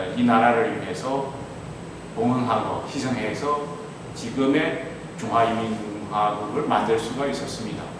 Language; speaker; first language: Korean; non-native, fluent; Chinese